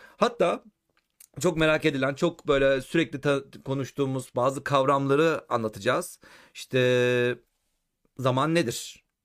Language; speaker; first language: Turkish; native; Turkish